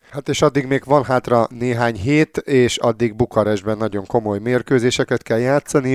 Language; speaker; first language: Hungarian; native; Hungarian